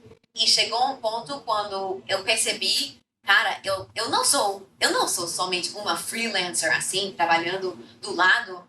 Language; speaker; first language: Portuguese; non-native, fluent; English